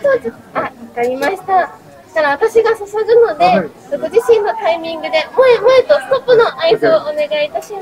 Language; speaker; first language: Japanese; native; Japanese